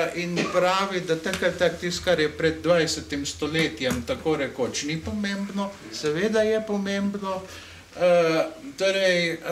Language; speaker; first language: Slovenian; native; Slovenian